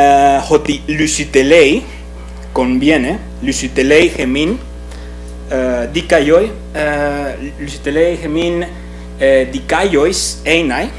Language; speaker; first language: Greek; non-native, fluent; Spanish